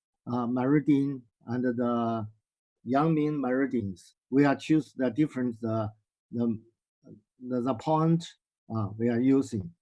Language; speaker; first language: English; non-native, learner; Chinese